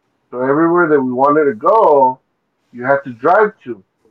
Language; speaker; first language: English; early bilingual, other home language; Spanish